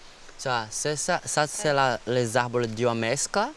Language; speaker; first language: French; non-native, learner; Portuguese